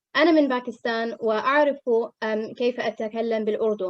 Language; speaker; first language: Arabic; non-native, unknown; Urdu